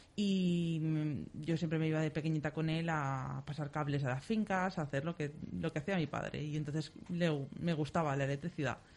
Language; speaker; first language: Spanish; native; Spanish